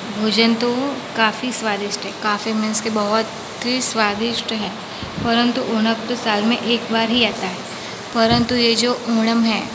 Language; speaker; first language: Hindi; non-native, local second language; Gujarati